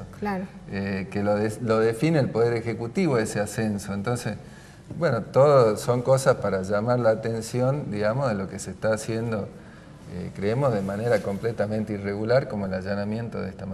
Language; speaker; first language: Spanish; native; Spanish